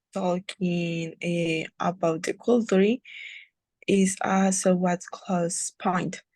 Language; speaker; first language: English; non-native, learner; Spanish